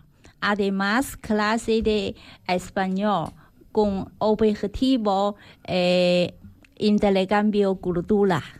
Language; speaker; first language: Spanish; non-native, learner; Chinese